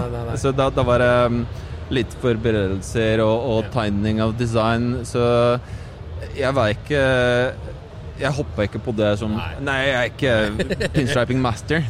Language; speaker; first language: Norwegian; non-native, fluent; Polish